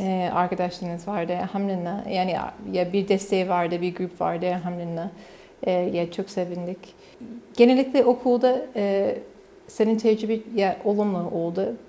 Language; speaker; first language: Turkish; non-native, learner; English